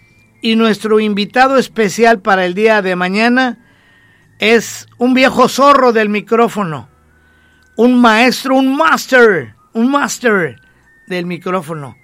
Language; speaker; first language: Spanish; native; Spanish